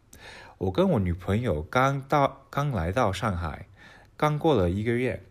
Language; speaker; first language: Chinese; early bilingual, heritage; English